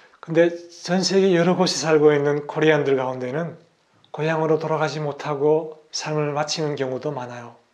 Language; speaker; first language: Korean; native; Korean